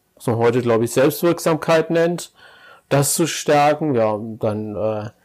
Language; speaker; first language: German; native; German